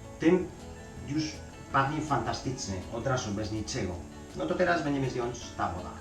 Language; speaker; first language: Polish; non-native, learner; Spanish